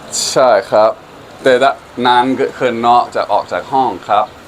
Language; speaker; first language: Thai; non-native, learner; English